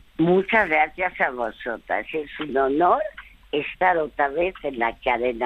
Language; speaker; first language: Spanish; early bilingual, other home language; French